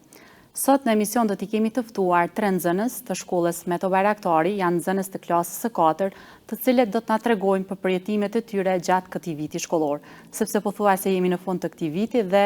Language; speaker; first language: Albanian; native; Albanian